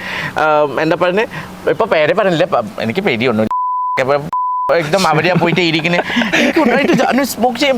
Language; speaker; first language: Malayalam; non-native, learner; Assamese